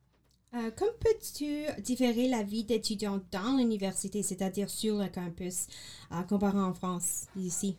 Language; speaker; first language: French; non-native, learner; English